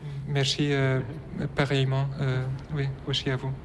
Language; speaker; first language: French; non-native, local second language; Dutch